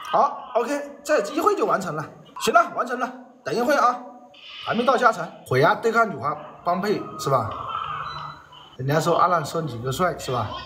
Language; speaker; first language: Chinese; native; Chinese